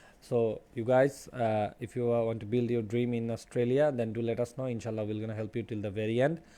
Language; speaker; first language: English; non-native, local second language; Bangla